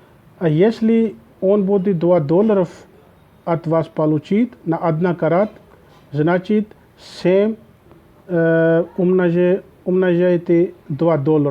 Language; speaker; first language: Russian; non-native, learner; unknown